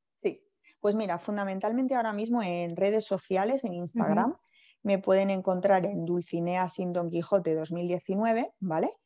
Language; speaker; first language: Spanish; native; Spanish